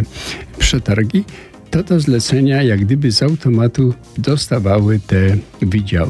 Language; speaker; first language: Polish; native; Polish